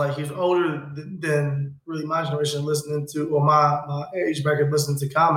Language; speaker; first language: English; native; English